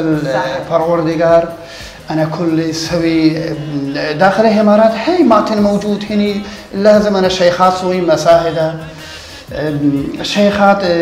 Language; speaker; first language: Arabic; non-native, learner; Persian